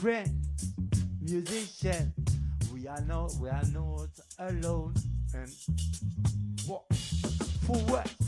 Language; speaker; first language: English; non-native, learner; French